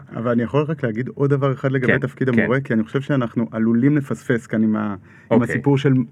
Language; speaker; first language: Hebrew; native; Hebrew